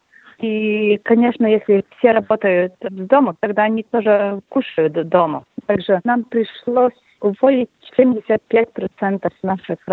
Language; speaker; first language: Russian; non-native, local second language; Latvian